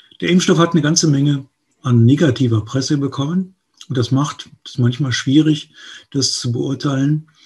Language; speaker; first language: German; native; German